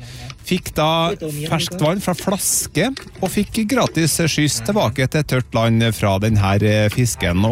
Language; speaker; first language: Norwegian; native; Norwegian